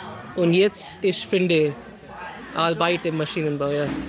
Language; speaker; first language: German; non-native, learner; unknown